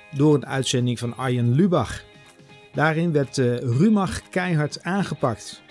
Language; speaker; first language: Dutch; native; Dutch